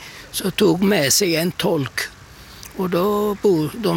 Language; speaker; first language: Swedish; non-native, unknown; Turkish